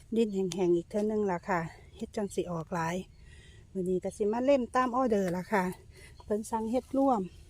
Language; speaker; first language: Thai; native; Thai